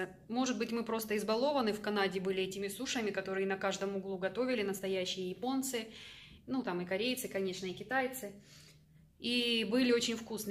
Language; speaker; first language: Russian; native; Russian